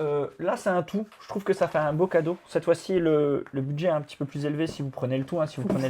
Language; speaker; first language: French; native; French